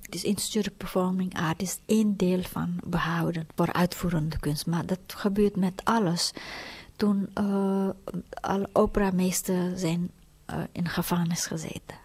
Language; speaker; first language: Dutch; non-native, fluent; Tibetan